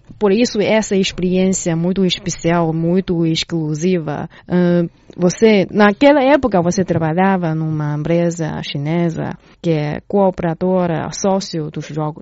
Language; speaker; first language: Portuguese; non-native, fluent; Chinese